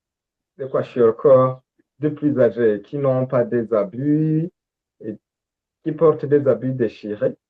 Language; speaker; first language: French; non-native, local second language; Rundi